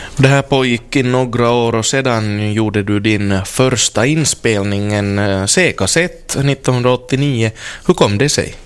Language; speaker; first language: Swedish; native; Swedish